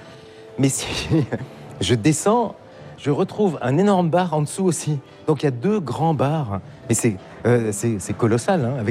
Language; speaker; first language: French; native; French